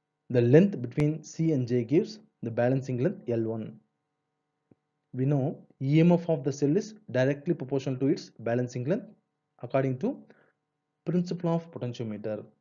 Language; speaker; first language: English; non-native, local second language; Tamil